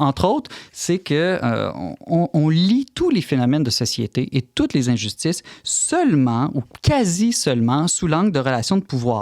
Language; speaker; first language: French; native; French